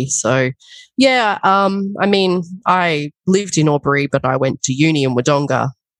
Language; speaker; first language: English; native; English